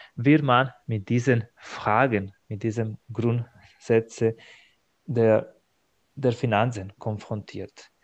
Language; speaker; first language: German; non-native, fluent; Spanish